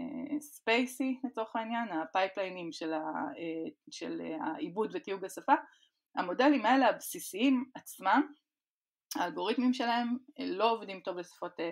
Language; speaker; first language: Hebrew; native; Hebrew